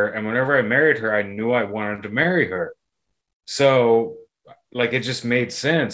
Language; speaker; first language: English; native; English